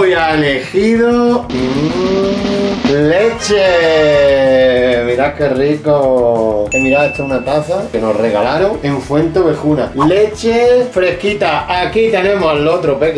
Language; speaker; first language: Spanish; native; Spanish